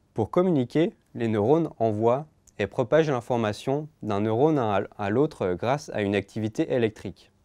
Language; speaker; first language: French; native; French